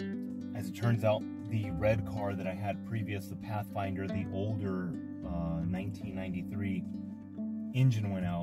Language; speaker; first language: English; native; English